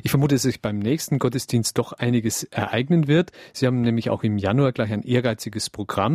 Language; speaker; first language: German; native; German